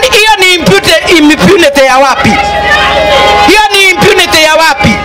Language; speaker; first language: Swahili; non-native, local second language; Kikuyu